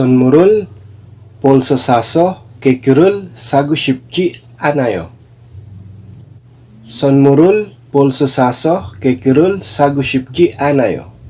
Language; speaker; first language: Korean; non-native, fluent; Filipino